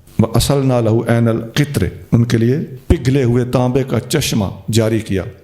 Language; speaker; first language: Urdu; non-native, local second language; Punjabi